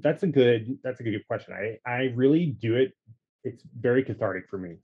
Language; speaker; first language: English; native; English